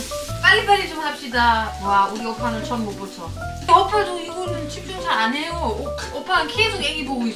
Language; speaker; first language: Korean; non-native, learner; German